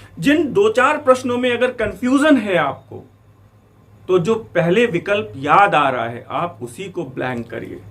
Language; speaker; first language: Hindi; native; Hindi